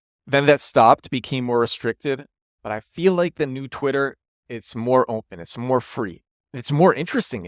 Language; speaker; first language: English; native; English